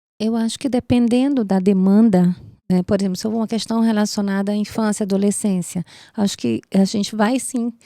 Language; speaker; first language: Portuguese; native; Portuguese